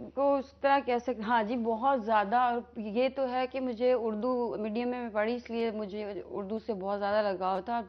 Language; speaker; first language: Urdu; non-native, local second language; Kashmiri